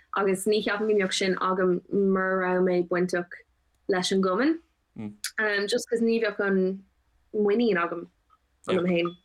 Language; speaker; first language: Irish; non-native, local second language; English